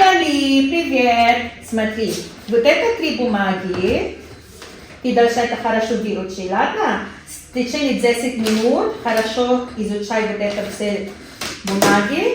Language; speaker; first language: Russian; non-native, learner; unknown